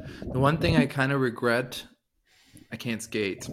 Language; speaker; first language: English; non-native, fluent; French